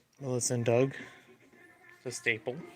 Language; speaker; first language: English; native; English